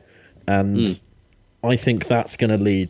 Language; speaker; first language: English; native; English